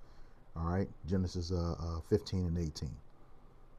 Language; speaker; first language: English; native; English